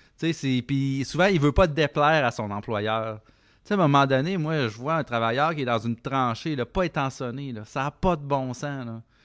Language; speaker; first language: French; native; French